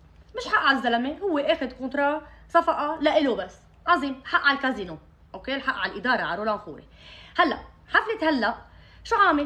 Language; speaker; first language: Arabic; native; Arabic